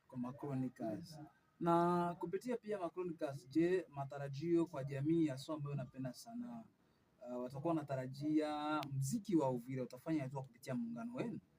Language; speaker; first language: Swahili; native; Swahili